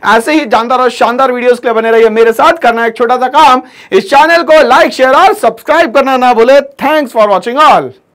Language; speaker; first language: Hindi; native; Hindi